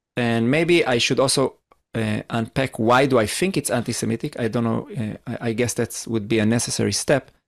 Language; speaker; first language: English; non-native, fluent; Hebrew